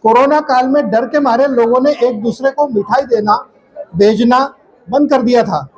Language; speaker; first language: Hindi; non-native, local second language; Marathi